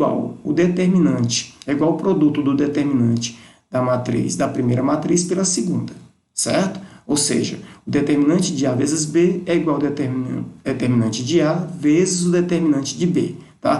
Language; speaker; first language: Portuguese; native; Portuguese